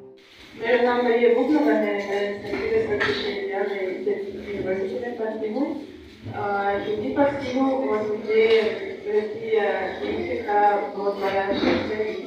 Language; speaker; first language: Hindi; non-native, learner; Russian